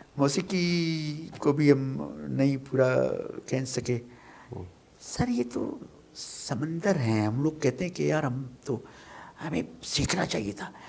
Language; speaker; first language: Urdu; non-native, local second language; Sindhi